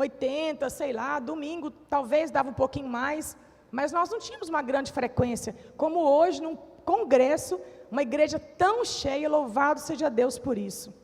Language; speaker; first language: Portuguese; native; Portuguese